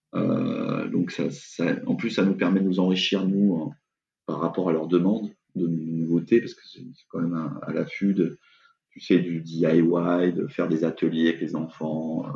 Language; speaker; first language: French; native; French